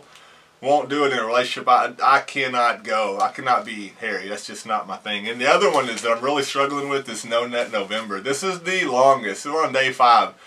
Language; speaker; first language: English; native; English